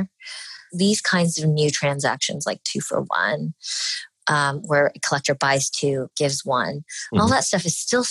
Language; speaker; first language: English; native; English